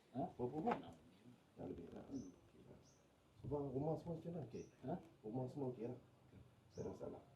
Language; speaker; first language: Malay; native; Malay